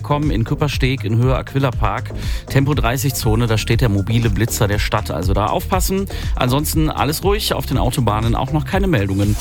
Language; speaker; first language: German; native; German